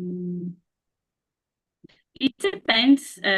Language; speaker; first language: English; non-native, learner; Portuguese